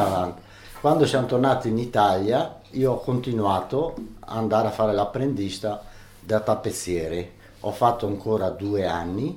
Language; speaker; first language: Italian; early bilingual, other home language; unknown